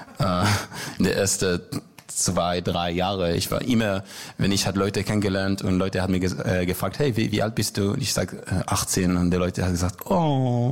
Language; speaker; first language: German; non-native, learner; Hebrew